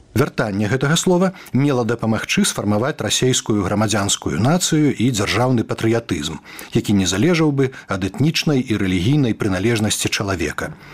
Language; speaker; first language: Belarusian; native; Belarusian